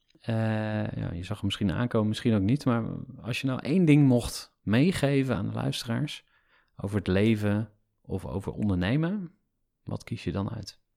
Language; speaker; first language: Dutch; native; Dutch